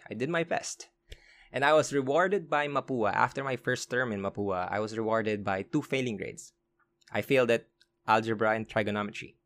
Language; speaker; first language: English; non-native, local second language; Filipino